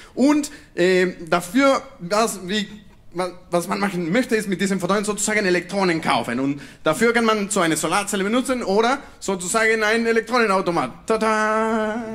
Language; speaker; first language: German; non-native, fluent; Spanish